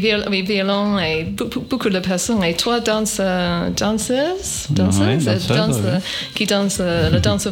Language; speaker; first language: French; non-native, learner; English